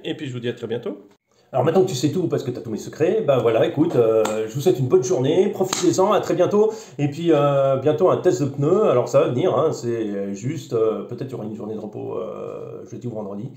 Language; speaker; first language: French; native; French